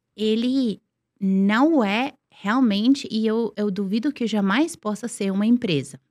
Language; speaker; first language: Portuguese; non-native, fluent; Serbian